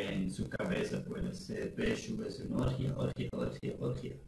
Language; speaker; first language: Spanish; non-native, learner; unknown